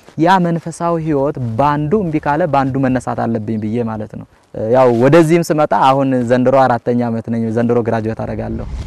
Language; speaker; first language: Amharic; native; Amharic